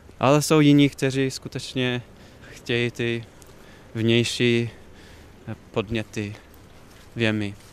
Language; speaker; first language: Czech; non-native, fluent; English